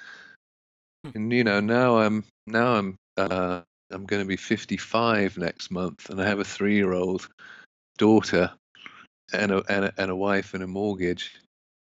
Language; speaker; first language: English; native; English